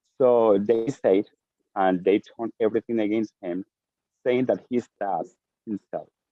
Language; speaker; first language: English; non-native, fluent; Spanish